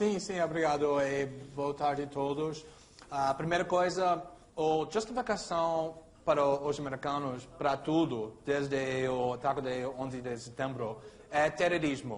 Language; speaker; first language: Portuguese; non-native, fluent; English